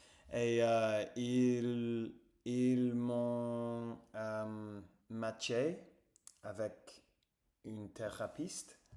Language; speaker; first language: French; non-native, fluent; English